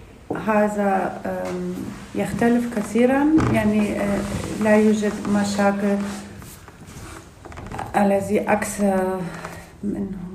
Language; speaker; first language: Arabic; non-native, learner; Russian